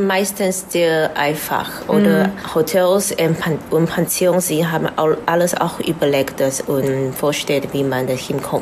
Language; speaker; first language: German; non-native, learner; Chinese